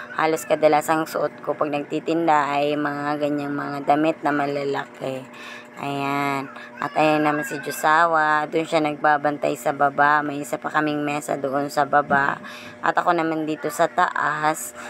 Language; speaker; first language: Filipino; non-native, local second language; Masbatenyo